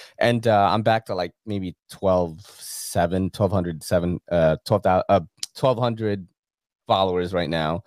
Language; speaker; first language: English; early bilingual, other home language; Filipino